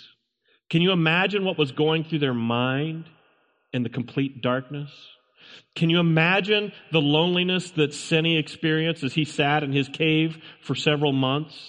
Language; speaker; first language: English; native; English